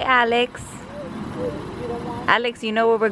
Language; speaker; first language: English; native; English